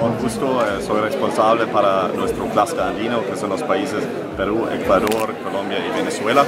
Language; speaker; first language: Spanish; non-native, fluent; German